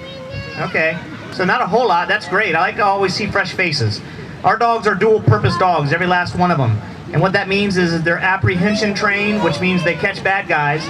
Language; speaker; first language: English; native; English